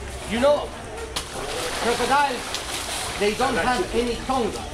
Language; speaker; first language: English; non-native, learner; Spanish